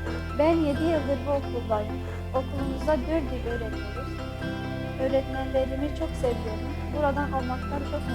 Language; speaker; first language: Turkish; non-native, learner; Kurdish